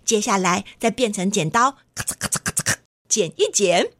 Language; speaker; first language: Chinese; native; Chinese